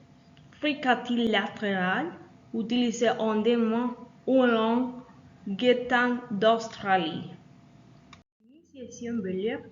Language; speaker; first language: French; non-native, learner; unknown